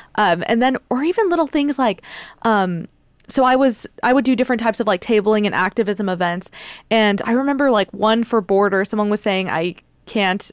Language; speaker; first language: English; native; English